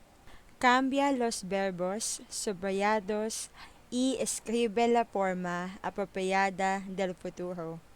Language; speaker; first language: Spanish; non-native, learner; Filipino